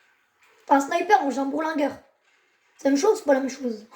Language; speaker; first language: French; native; French